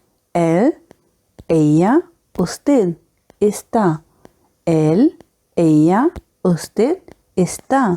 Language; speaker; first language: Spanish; non-native, fluent; Hindi